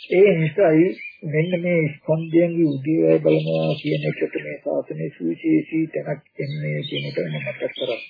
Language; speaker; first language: Sinhala; native; Sinhala